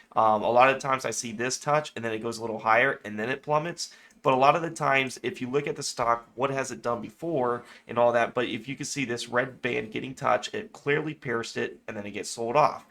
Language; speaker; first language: English; native; English